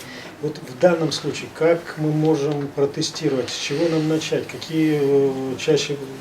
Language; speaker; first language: Russian; native; Russian